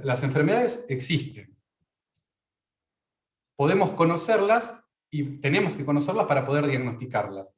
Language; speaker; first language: Spanish; native; Spanish